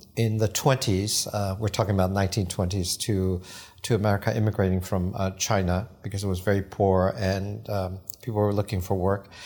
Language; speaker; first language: English; early bilingual, other home language; Cantonese